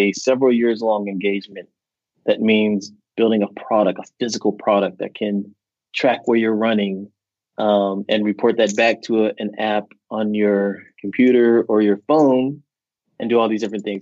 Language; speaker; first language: English; native; English